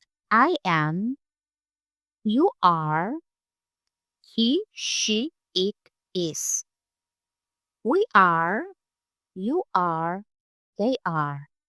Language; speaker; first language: English; non-native, fluent; Polish